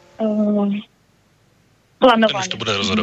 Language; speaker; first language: Czech; native; Czech